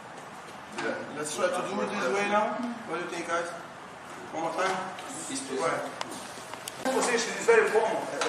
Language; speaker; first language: English; non-native, learner; Portuguese